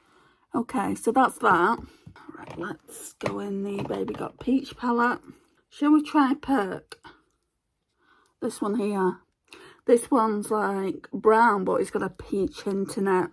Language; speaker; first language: English; native; English